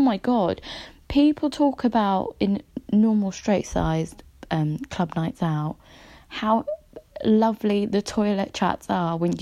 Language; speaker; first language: English; native; English